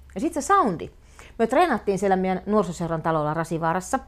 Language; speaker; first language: Finnish; native; Finnish